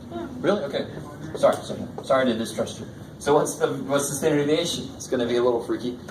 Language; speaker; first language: English; native; English